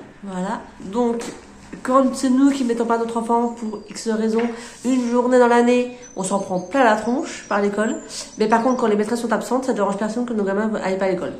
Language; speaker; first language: French; native; French